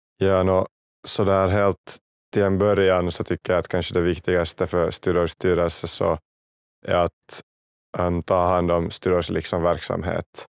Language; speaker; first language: Swedish; native; Swedish